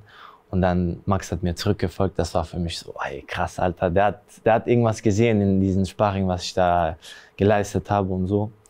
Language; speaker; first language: German; early bilingual, other home language; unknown